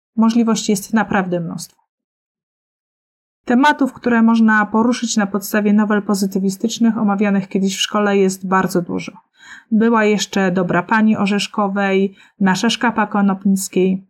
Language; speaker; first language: Polish; native; Polish